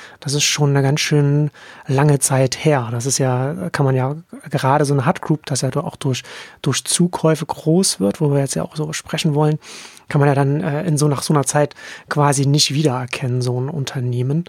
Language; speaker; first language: German; native; German